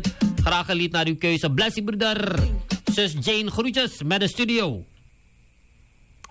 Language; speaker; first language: Dutch; native; Dutch